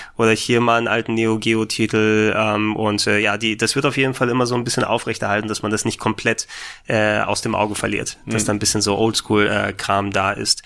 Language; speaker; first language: German; native; German